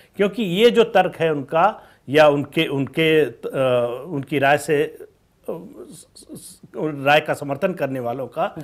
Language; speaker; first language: Hindi; native; Hindi